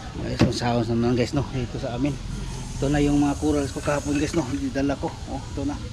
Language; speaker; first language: Filipino; non-native, local second language; Cebuano